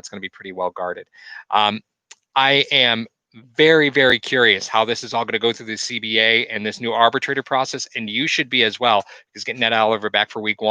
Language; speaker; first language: English; native; English